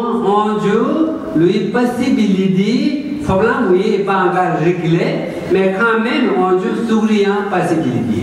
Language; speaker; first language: French; non-native, learner; Tibetan